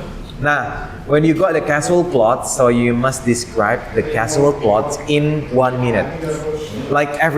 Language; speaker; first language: English; non-native, fluent; Indonesian